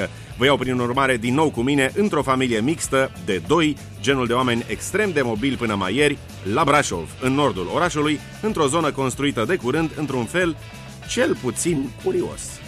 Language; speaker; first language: Romanian; native; Romanian